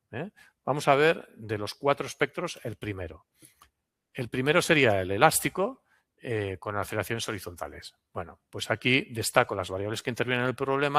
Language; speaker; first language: Spanish; non-native, local second language; Catalan